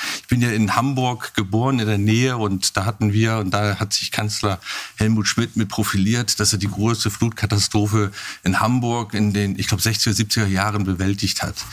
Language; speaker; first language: German; native; German